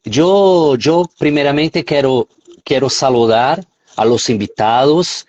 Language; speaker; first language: Spanish; non-native, fluent; Portuguese